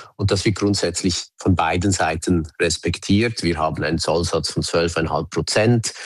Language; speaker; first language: German; native; German